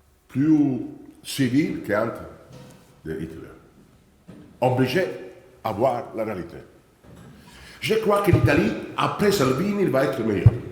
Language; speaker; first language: French; non-native, fluent; Italian